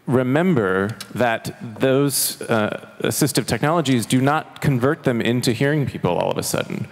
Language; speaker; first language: English; non-native, fluent; Chinese